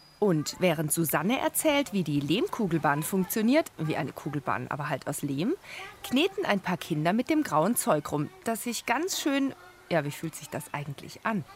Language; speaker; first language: German; native; German